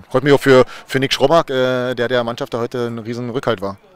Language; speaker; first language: German; native; German